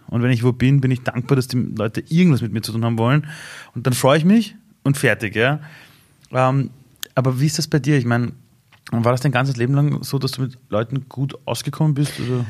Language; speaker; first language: German; early bilingual, other home language; Persian